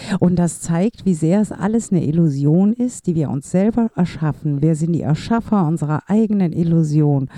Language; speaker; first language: German; native; German